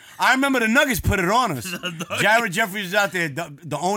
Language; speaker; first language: English; native; English